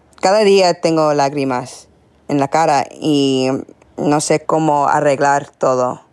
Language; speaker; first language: Spanish; non-native, learner; English